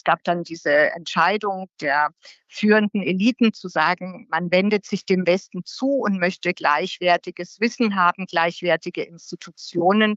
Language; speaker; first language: German; native; German